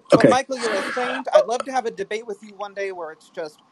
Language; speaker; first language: English; early bilingual, other home language; Filipino